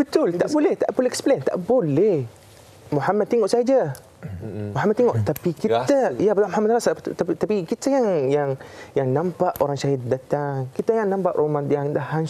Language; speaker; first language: Indonesian; non-native, fluent; Arabic